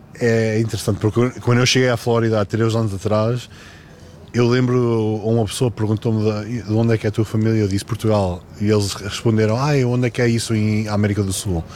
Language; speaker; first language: Portuguese; early bilingual, heritage; Portuguese